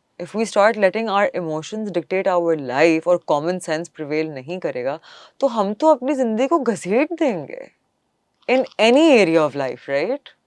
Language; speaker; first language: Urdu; non-native, local second language; English